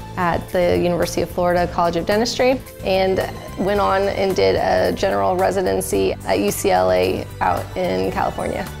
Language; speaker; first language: English; native; English